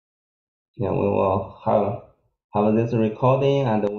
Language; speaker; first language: English; non-native, fluent; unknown